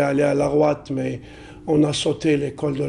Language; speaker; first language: French; non-native, local second language; Arabic